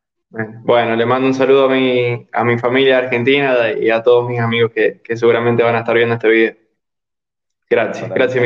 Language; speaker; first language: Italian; non-native, learner; Spanish